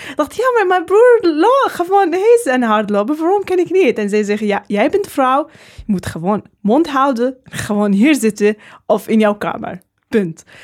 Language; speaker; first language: Dutch; non-native, learner; Arabic